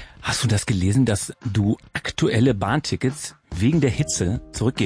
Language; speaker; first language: German; native; German